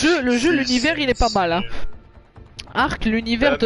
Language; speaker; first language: French; native; French